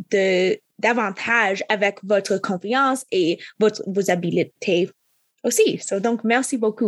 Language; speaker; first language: French; non-native, local second language; English